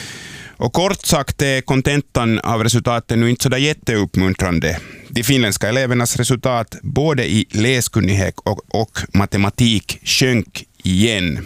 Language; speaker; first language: Swedish; native; Swedish